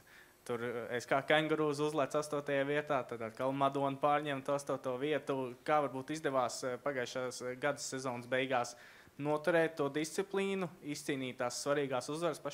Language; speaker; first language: Latvian; native; Latvian